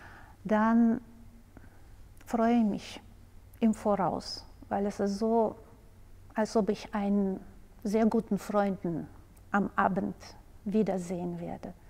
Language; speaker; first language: German; non-native, fluent; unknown